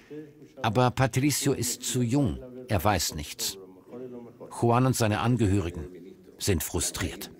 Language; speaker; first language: German; native; German